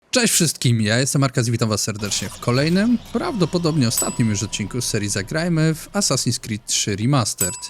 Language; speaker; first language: Polish; native; Polish